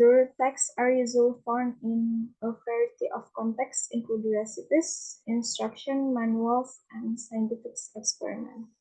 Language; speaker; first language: English; non-native, learner; Indonesian